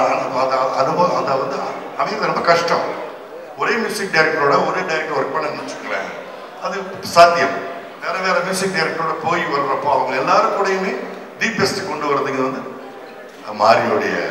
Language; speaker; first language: Tamil; native; Tamil